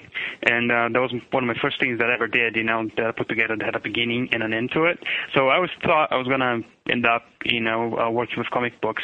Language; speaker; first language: English; non-native, fluent; Portuguese